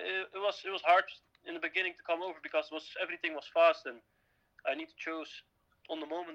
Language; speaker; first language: English; non-native, fluent; Dutch